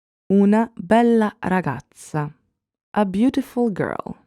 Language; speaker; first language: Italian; non-native, fluent; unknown